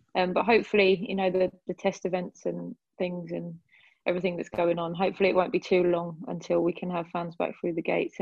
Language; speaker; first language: English; native; English